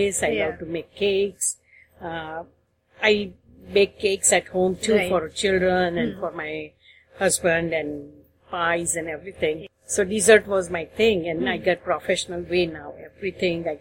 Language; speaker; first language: English; non-native, local second language; Gujarati